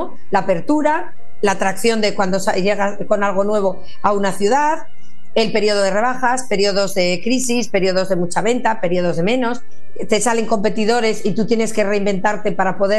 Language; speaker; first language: Spanish; native; Spanish